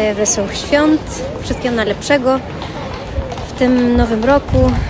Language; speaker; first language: Spanish; early bilingual, other home language; Polish